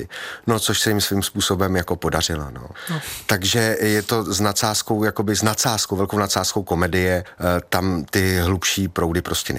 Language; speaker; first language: Czech; native; Czech